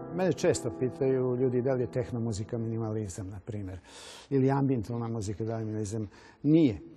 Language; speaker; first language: Serbian; native; Serbian